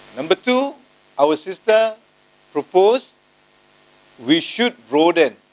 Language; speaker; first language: English; non-native, local second language; Malay